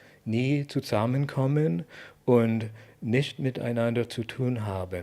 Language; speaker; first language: German; non-native, fluent; English